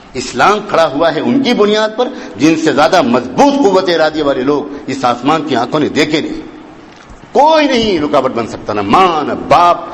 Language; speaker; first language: Urdu; native; Urdu